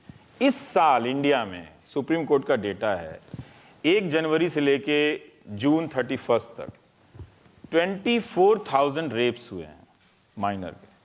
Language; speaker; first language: Hindi; native; Hindi